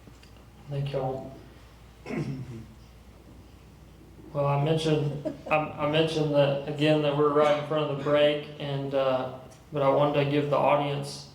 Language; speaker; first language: English; native; English